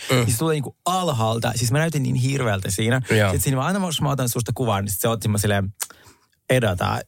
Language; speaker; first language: Finnish; non-native, fluent; Russian